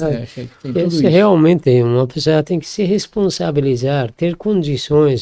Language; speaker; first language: Portuguese; non-native, learner; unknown